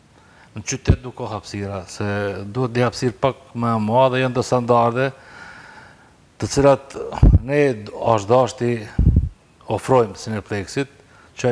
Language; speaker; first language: Albanian; native; Albanian